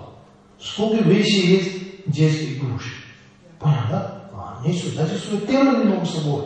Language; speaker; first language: Russian; non-native, learner; Tibetan